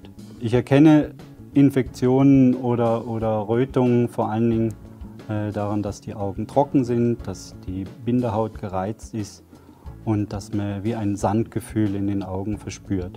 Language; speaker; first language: German; native; German